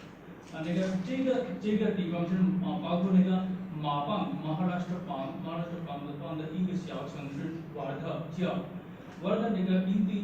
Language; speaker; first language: Chinese; non-native, learner; Hindi